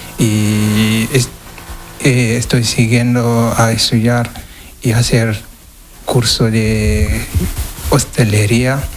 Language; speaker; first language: Spanish; non-native, learner; Wolof